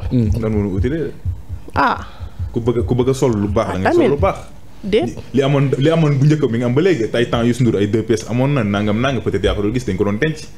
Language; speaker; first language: Wolof; native; Wolof